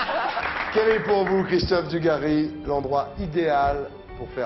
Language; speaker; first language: French; native; French